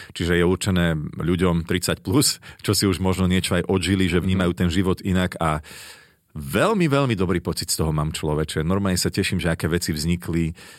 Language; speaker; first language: Slovak; native; Slovak